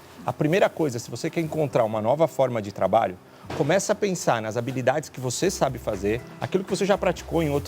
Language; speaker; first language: Portuguese; native; Portuguese